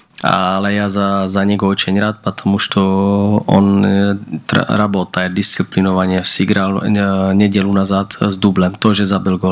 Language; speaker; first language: Russian; non-native, learner; Slovak